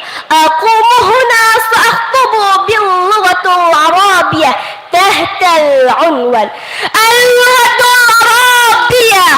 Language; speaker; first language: Arabic; non-native, learner; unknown